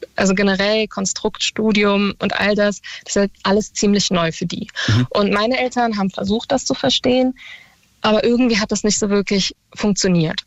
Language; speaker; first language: German; early bilingual, other home language; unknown